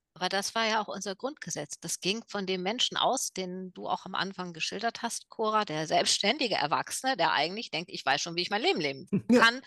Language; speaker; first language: German; native; German